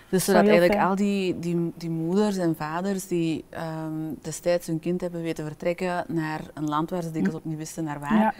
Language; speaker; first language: Dutch; native; Dutch